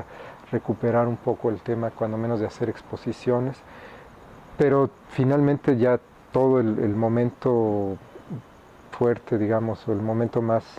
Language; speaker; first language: Spanish; native; Spanish